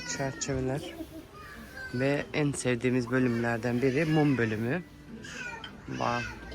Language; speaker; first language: Turkish; early bilingual, heritage; Turkish